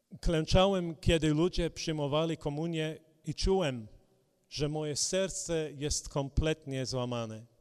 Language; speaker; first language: Polish; non-native, fluent; English